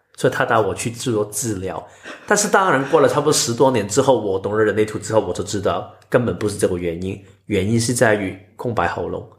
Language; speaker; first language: Chinese; non-native, local second language; Cantonese